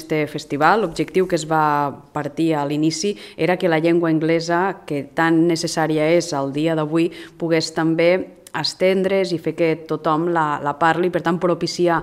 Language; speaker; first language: Catalan; native; Catalan